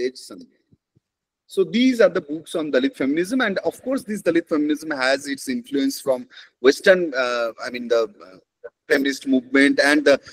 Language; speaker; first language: English; non-native, local second language; Bangla